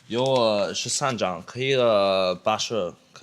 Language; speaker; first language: Chinese; non-native, learner; English